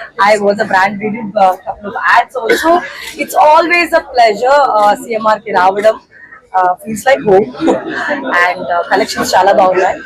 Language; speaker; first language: Telugu; non-native, learner; Kannada